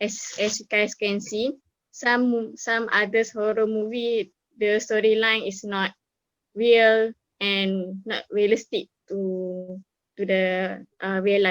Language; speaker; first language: English; non-native, learner; Malay